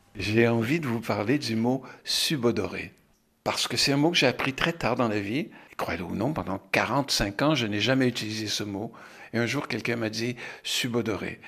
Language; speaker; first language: French; native; French